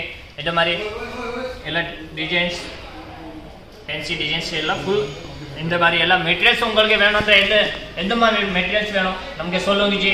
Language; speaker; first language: Tamil; non-native, learner; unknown